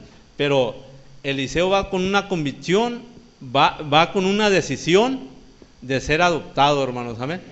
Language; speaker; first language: Spanish; native; Spanish